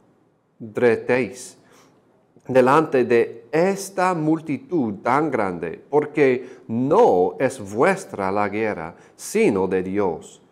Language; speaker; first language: Spanish; non-native, fluent; English